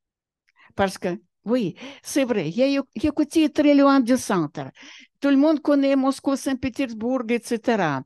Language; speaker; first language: French; non-native, fluent; Russian